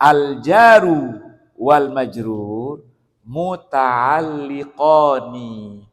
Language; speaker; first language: Arabic; non-native, fluent; Indonesian